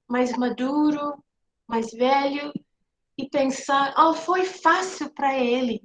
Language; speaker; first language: Portuguese; non-native, fluent; English